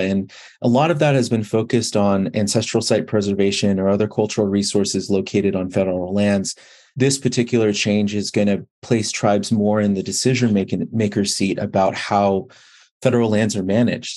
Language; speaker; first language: English; native; English